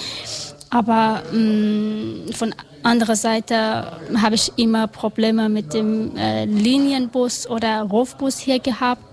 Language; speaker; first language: German; non-native, learner; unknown